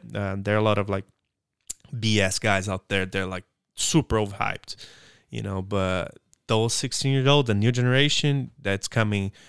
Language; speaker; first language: English; non-native, fluent; Portuguese